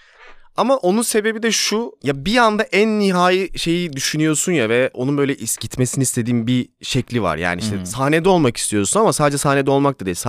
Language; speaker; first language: Turkish; native; Turkish